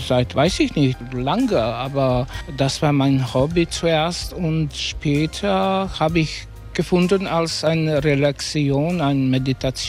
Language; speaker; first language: German; non-native, learner; Croatian